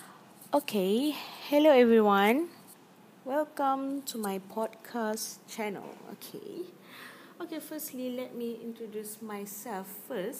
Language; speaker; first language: English; non-native, learner; Malay